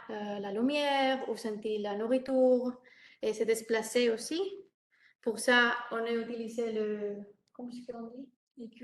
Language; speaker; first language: French; non-native, learner; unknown